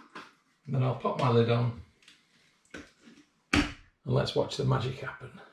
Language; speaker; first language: English; native; English